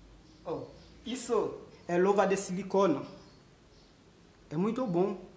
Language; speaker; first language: Portuguese; non-native, learner; Haitian Creole